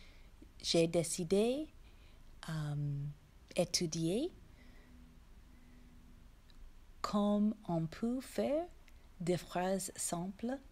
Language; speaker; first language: French; non-native, learner; English